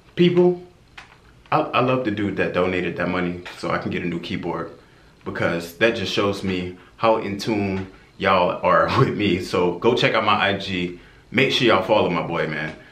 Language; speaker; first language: English; native; English